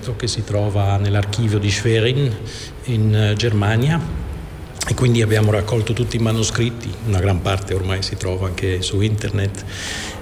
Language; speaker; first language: Italian; non-native, fluent; Dutch